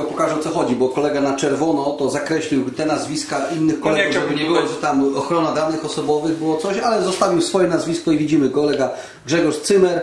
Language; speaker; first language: Polish; native; Polish